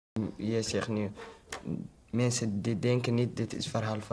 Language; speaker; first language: Dutch; non-native, learner; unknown